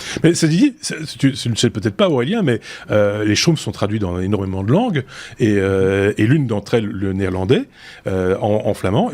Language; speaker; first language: French; native; French